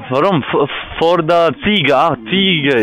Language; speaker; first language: German; native; German